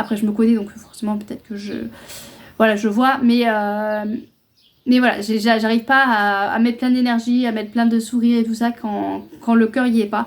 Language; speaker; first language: French; native; French